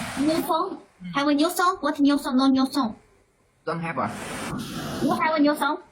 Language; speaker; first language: English; non-native, learner; Thai